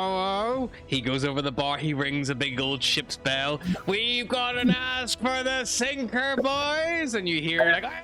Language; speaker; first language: English; native; English